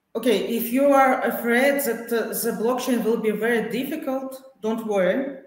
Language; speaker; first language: English; non-native, fluent; Russian